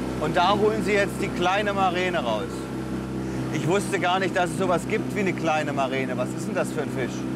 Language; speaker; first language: German; native; German